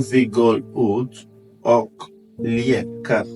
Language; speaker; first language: Swedish; non-native, learner; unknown